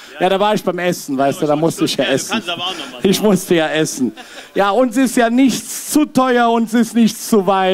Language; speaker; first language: German; native; German